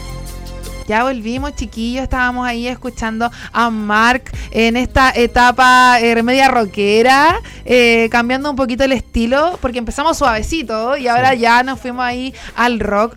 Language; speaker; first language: Spanish; native; Spanish